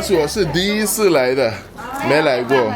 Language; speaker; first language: Chinese; non-native, fluent; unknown